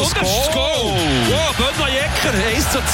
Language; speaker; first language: German; native; German